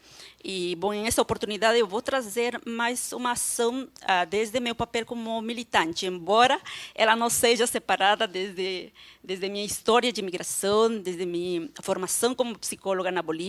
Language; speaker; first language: Portuguese; non-native, fluent; Spanish